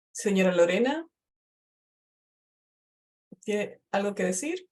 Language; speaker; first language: Spanish; non-native, fluent; English